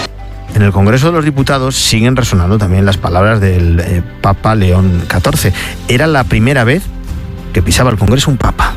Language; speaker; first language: Spanish; native; Spanish